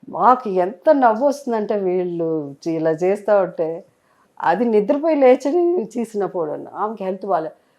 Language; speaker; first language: Telugu; native; Telugu